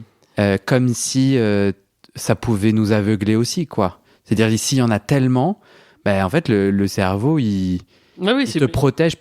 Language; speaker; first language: French; native; French